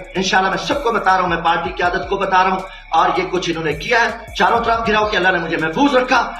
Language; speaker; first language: Urdu; non-native, local second language; Saraiki